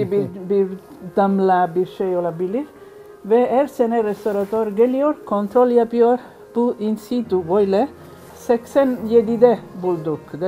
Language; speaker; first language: Turkish; non-native, learner; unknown